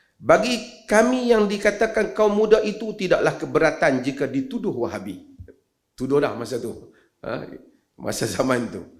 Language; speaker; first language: Malay; native; Malay